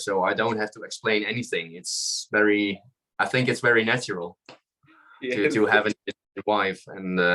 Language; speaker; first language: English; non-native, fluent; Dutch